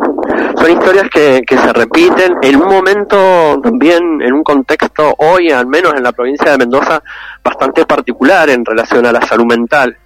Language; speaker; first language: Spanish; native; Spanish